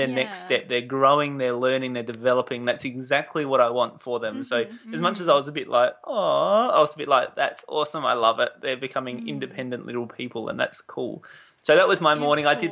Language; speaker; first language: English; native; English